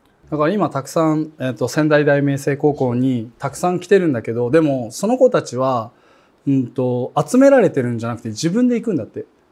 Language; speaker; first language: Japanese; native; Japanese